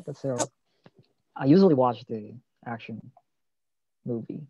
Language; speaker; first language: English; non-native, learner; Korean